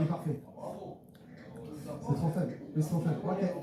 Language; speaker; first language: French; native; French